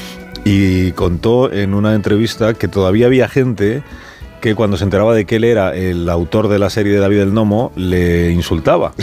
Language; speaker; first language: Spanish; native; Spanish